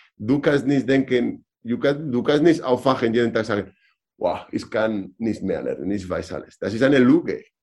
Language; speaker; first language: German; non-native, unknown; Spanish